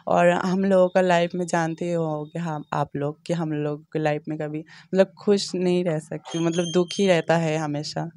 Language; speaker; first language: Hindi; non-native, local second language; Bangla